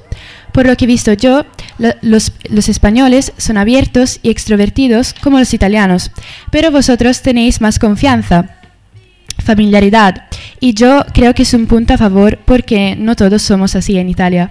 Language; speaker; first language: Spanish; non-native, fluent; Italian